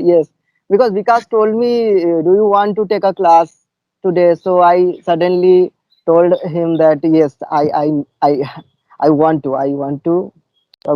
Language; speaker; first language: English; non-native, fluent; Bangla